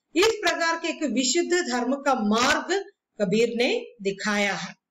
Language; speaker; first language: Hindi; non-native, local second language; Malayalam